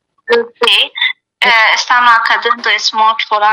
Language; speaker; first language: Italian; non-native, learner; Persian